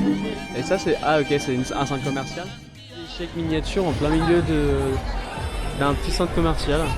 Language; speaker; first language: French; native; French